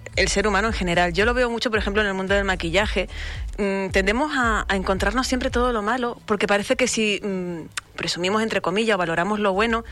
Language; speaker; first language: Spanish; native; Spanish